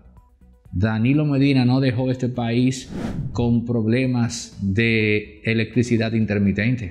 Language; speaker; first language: Spanish; native; Spanish